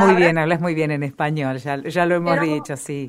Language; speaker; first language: Spanish; native; Spanish